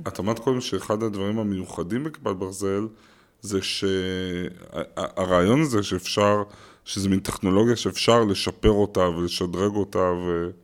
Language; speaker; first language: Hebrew; native; Hebrew